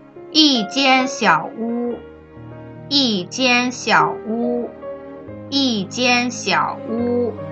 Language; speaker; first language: Chinese; native; Chinese